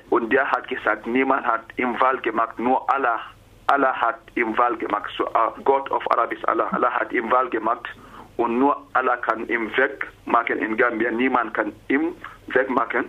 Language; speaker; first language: German; non-native, learner; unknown